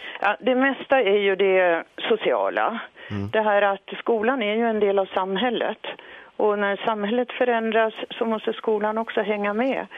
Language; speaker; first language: Swedish; native; Swedish